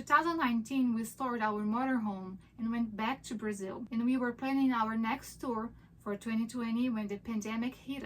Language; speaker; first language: English; non-native, fluent; Portuguese